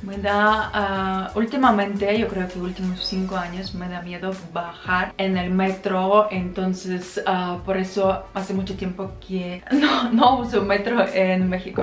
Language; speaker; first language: Spanish; non-native, fluent; Ukrainian